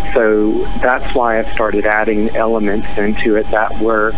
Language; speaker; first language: English; native; English